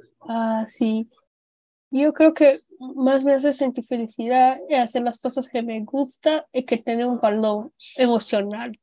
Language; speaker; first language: Spanish; non-native, fluent; Portuguese